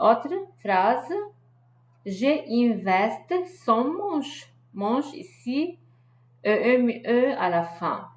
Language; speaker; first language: French; non-native, learner; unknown